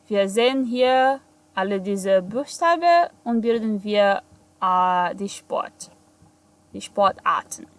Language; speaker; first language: German; non-native, fluent; Portuguese